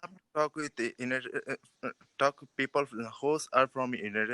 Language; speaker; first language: English; non-native, learner; Bangla